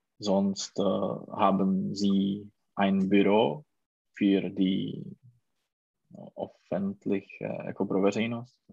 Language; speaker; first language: German; non-native, learner; Czech